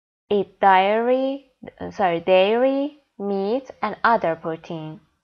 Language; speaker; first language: English; non-native, fluent; Persian